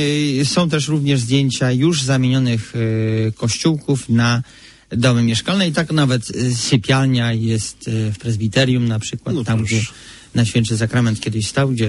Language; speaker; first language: Polish; native; Polish